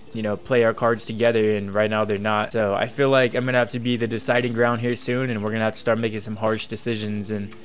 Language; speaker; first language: English; native; English